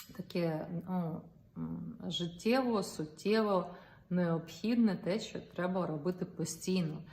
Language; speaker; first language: Ukrainian; non-native, local second language; Russian